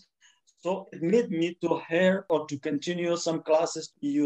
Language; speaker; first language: English; non-native, fluent; Persian